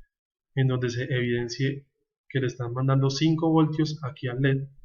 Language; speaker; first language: Spanish; native; Spanish